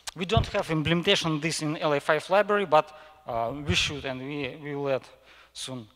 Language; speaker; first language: English; non-native, fluent; Russian